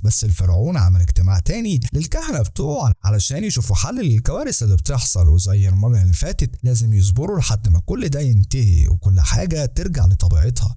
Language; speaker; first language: Arabic; native; Arabic